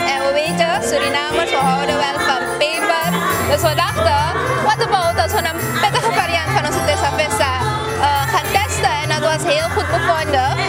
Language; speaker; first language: Dutch; native; Dutch